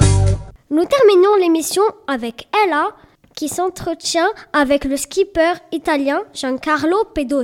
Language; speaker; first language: French; native; French